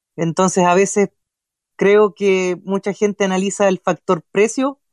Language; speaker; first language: Spanish; native; Spanish